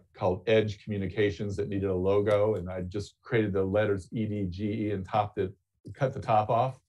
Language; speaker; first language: English; native; English